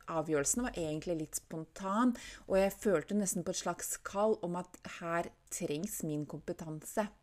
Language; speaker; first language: Norwegian; non-native, fluent; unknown